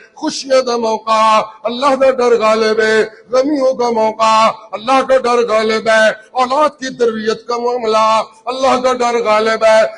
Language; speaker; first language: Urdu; non-native, local second language; Punjabi